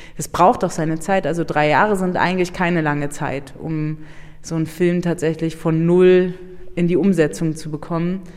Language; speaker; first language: German; native; German